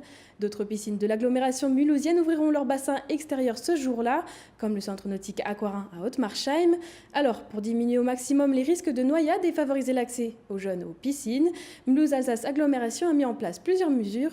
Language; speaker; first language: French; native; French